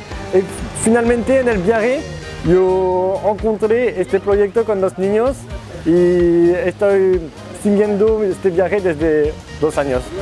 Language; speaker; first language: Spanish; non-native, learner; French